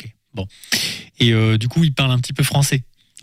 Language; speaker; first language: French; native; French